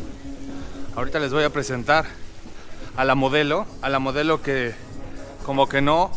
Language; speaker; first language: Spanish; native; Spanish